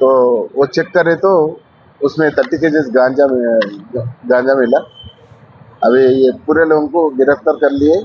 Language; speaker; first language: Hindi; non-native, local second language; Telugu